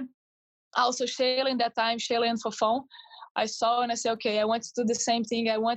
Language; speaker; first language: English; non-native, fluent; Portuguese